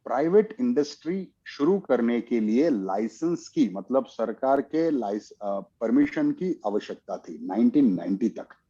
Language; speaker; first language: Hindi; non-native, local second language; Marathi